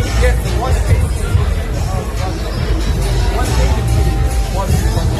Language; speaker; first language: English; non-native, learner; Korean